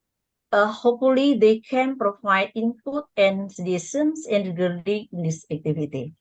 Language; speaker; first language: English; non-native, learner; Indonesian